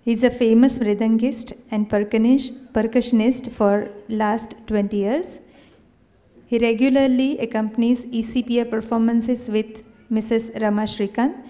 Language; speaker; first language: English; non-native, local second language; Gujarati